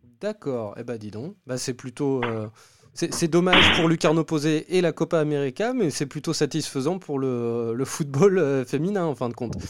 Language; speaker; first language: French; native; French